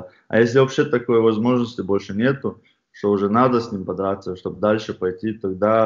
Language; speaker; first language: Russian; non-native, fluent; Chechen